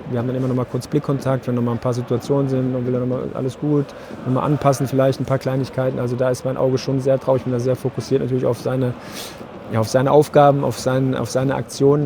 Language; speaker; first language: German; native; German